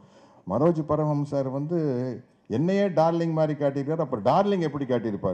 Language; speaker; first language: Tamil; native; Tamil